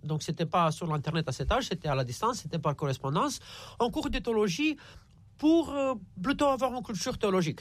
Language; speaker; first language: French; non-native, fluent; Romanian